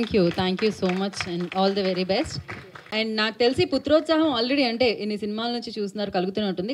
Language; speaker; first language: Telugu; native; Telugu